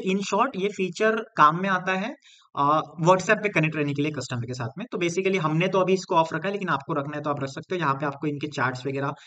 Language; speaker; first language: Hindi; non-native, local second language; Marathi